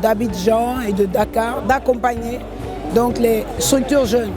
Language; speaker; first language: French; non-native, local second language; Arabic